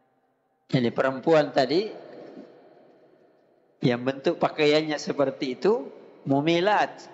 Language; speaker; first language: Indonesian; native; Indonesian